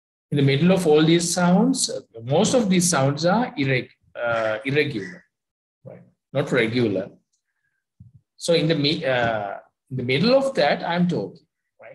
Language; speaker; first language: English; non-native, local second language; Sinhala